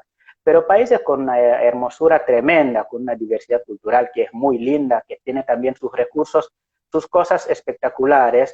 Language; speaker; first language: Spanish; non-native, fluent; Serer